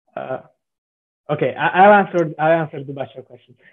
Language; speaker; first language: English; non-native, fluent; Italian